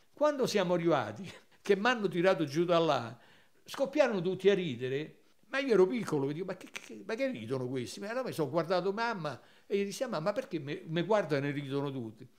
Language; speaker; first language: Italian; native; Italian